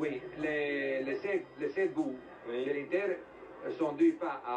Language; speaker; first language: French; non-native, fluent; Italian